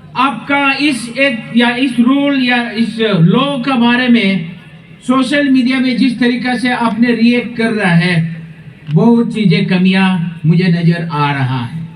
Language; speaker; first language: Hindi; non-native, local second language; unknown